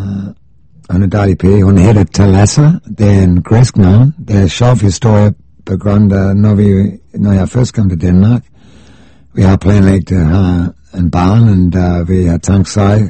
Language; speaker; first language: Danish; non-native, fluent; English